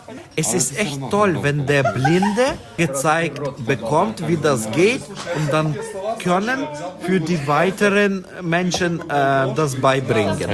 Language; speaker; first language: German; non-native, fluent; Ukrainian